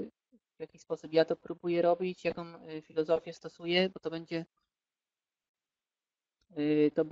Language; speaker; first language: Polish; native; Polish